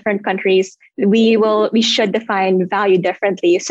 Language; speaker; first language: English; non-native, local second language; Filipino